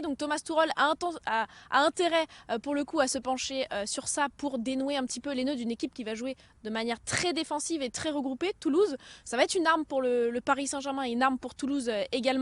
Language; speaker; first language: French; native; French